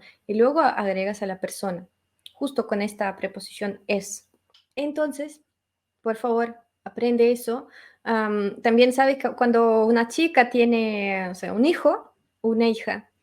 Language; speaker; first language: Spanish; non-native, fluent; Russian